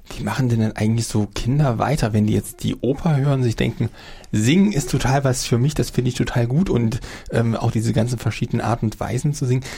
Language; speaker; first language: German; native; German